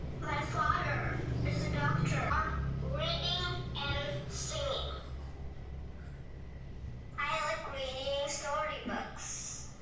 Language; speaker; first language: English; non-native, learner; Indonesian